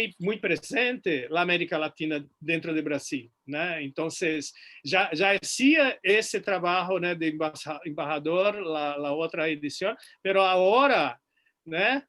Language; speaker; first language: Spanish; non-native, fluent; Portuguese